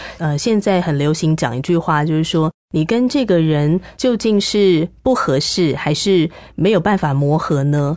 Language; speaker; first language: Chinese; native; Chinese